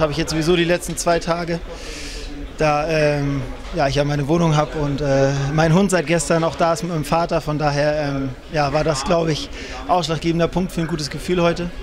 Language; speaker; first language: German; native; German